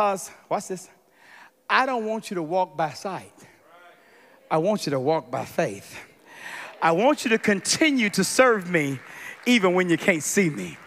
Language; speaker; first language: English; native; English